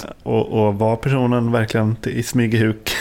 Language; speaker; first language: Swedish; native; Swedish